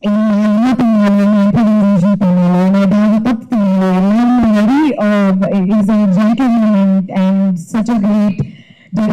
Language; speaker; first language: Tamil; non-native, learner; English